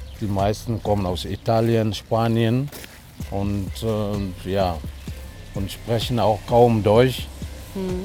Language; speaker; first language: German; non-native, fluent; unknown